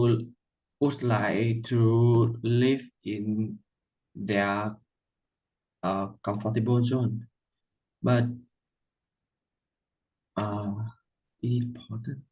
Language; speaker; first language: English; non-native, learner; Vietnamese